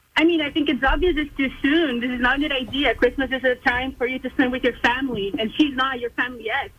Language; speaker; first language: English; non-native, fluent; Portuguese